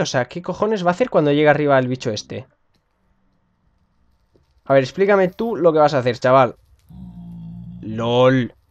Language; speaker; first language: Spanish; native; Spanish